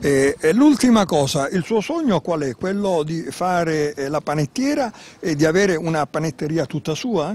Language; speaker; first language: Italian; native; Italian